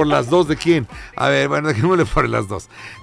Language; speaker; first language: Spanish; native; Spanish